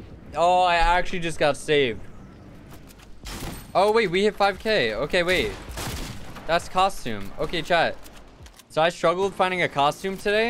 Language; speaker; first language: English; native; English